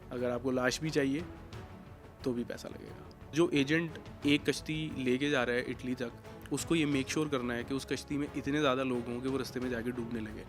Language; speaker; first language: Hindi; non-native, local second language; Punjabi